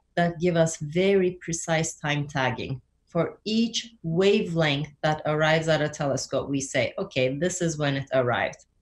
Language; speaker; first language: English; non-native, fluent; Turkish